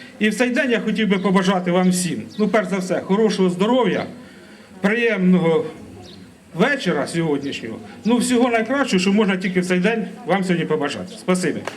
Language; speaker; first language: Ukrainian; native; Ukrainian